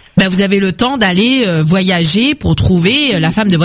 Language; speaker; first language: French; native; French